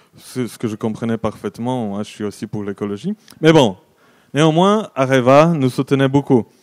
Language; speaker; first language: French; non-native, fluent; Polish